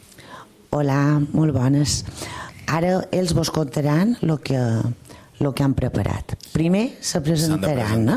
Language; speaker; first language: Catalan; native; Catalan